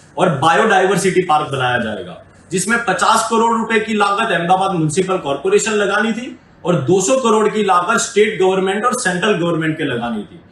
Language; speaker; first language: Hindi; non-native, local second language; Gujarati